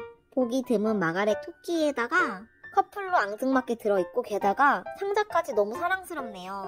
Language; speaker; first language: Korean; native; Korean